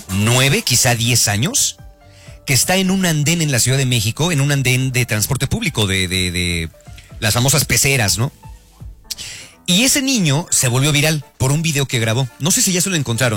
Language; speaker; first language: Spanish; native; Spanish